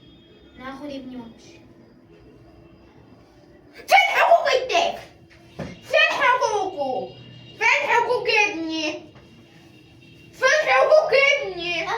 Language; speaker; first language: Arabic; native; Arabic